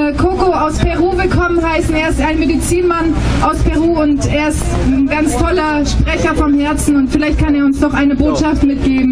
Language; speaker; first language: German; native; German